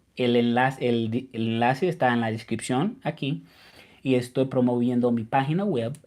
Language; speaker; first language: Spanish; non-native, fluent; English